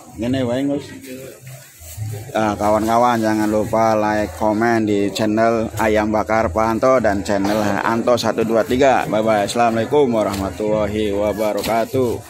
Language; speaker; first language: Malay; non-native, local second language; Javanese